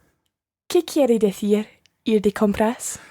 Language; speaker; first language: Spanish; non-native, learner; English